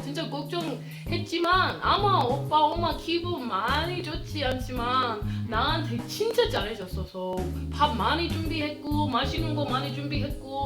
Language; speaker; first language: Korean; non-native, learner; English